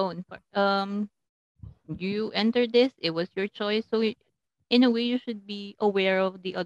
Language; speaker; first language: English; non-native, local second language; Filipino